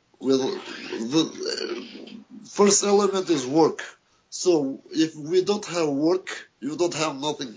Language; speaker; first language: English; non-native, learner; Albanian